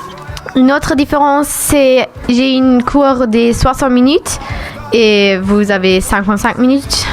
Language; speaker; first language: French; non-native, learner; German